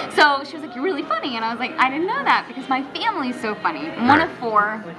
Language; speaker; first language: English; native; English